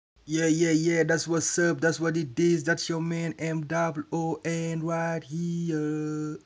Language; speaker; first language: English; non-native, learner; Wolof